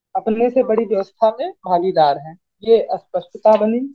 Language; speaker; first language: Hindi; native; Hindi